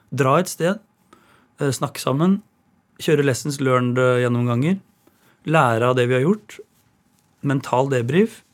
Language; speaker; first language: Norwegian; native; Norwegian